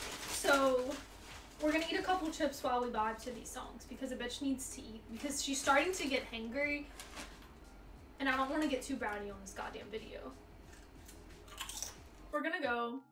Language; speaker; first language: English; native; English